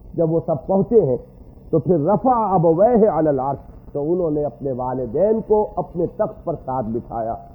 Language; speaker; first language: Urdu; native; Urdu